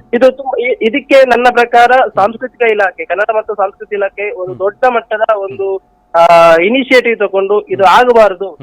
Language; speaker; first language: Kannada; non-native, local second language; Tulu